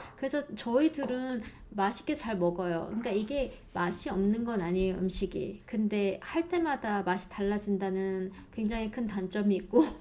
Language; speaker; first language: Korean; native; Korean